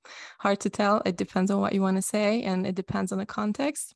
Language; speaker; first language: English; non-native, fluent; Hungarian